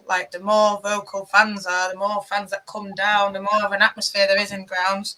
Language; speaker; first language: English; native; English